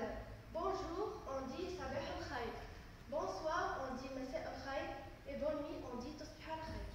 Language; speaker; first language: French; non-native, local second language; Arabic